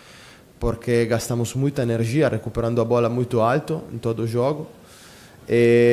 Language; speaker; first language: Portuguese; non-native, fluent; Italian